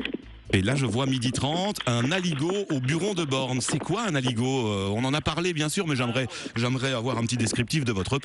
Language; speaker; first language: French; native; French